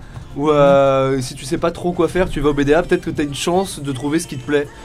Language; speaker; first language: French; native; French